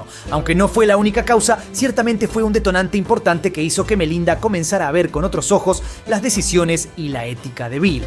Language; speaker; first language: Spanish; native; Spanish